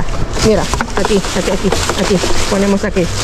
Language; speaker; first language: Spanish; non-native, fluent; Filipino